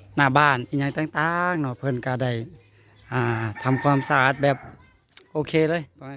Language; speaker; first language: Lao; native; Lao